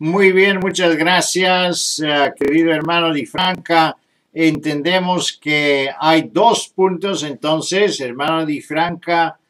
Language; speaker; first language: Spanish; non-native, fluent; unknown